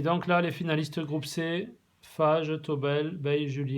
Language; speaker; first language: French; native; French